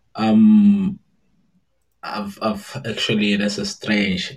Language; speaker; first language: English; non-native, local second language; Zulu